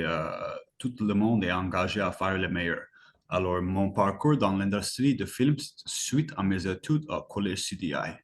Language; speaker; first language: French; non-native, fluent; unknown